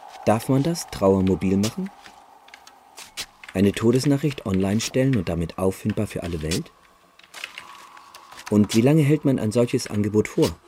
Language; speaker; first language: German; native; German